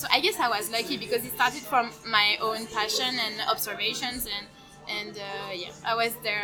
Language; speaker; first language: English; non-native, fluent; French